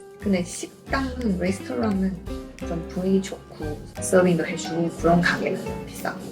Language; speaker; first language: Korean; non-native, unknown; Chinese